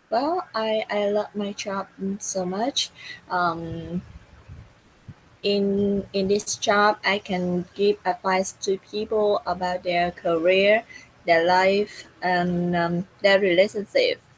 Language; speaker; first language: English; non-native, learner; Vietnamese